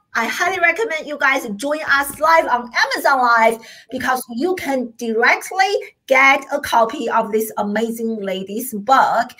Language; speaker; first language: English; non-native, fluent; Chinese